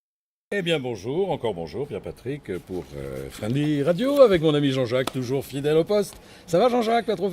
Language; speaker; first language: French; native; French